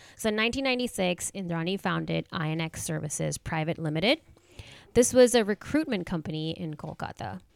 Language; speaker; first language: English; non-native, local second language; Hindi